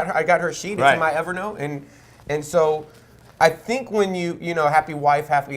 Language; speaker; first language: English; native; English